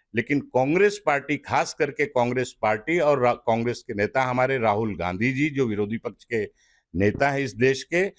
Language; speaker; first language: Hindi; non-native, local second language; Marathi